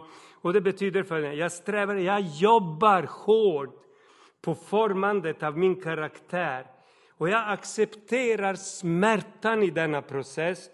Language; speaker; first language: Swedish; non-native, fluent; Serbian